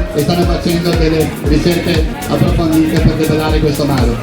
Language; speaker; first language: Italian; native; Italian